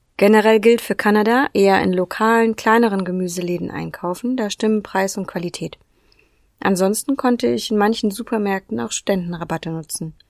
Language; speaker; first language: German; native; German